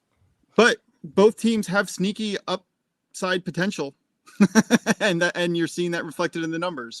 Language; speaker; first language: English; native; English